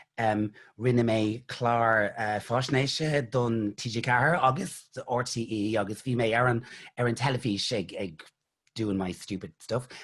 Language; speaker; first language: Irish; non-native, local second language; English